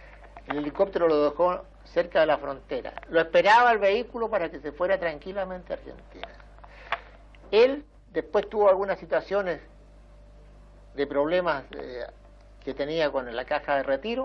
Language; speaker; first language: Spanish; native; Spanish